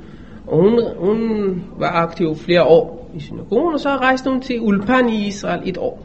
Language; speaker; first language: Danish; non-native, fluent; Hebrew